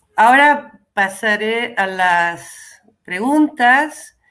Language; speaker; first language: Spanish; non-native, fluent; Italian